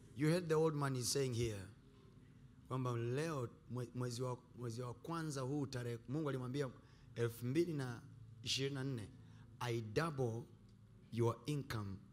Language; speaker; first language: English; non-native, local second language; Swahili